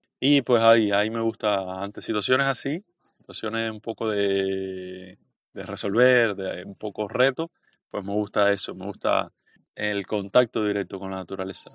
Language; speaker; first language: Spanish; native; Spanish